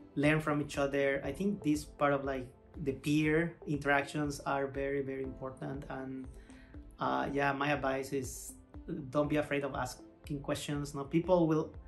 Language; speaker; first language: English; non-native, fluent; Spanish